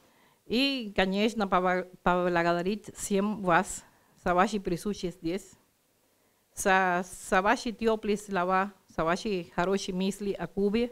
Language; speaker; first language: Russian; non-native, learner; Spanish